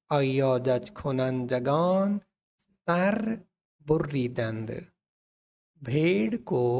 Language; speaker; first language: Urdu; non-native, local second language; Punjabi